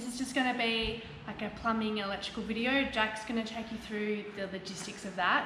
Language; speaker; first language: English; native; English